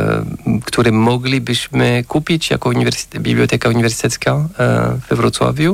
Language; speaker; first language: Polish; non-native, fluent; French